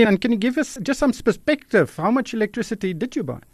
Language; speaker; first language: English; non-native, local second language; Afrikaans